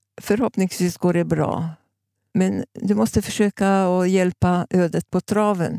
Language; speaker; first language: Swedish; non-native, fluent; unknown